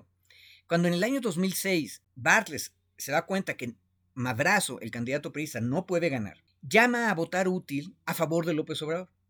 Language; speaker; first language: Spanish; native; Spanish